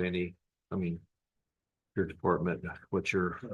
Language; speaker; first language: English; native; English